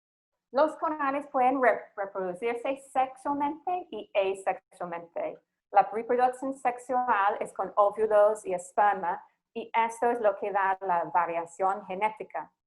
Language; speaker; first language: Spanish; non-native, fluent; English